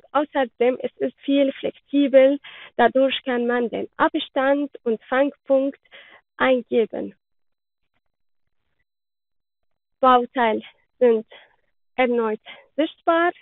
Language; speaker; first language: German; non-native, learner; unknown